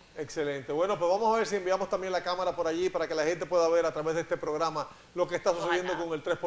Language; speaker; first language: Spanish; native; Spanish